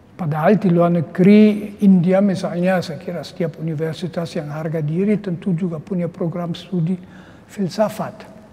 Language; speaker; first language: Indonesian; non-native, fluent; German